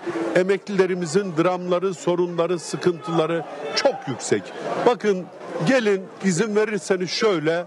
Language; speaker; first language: Turkish; native; Turkish